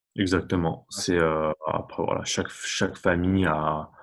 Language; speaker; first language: French; native; French